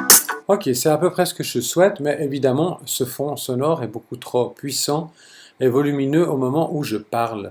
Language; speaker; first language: French; native; French